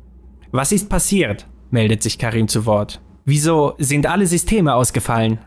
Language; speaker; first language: German; native; German